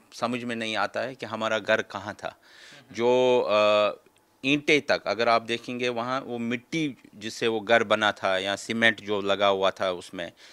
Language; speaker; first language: Hindi; non-native, local second language; Kashmiri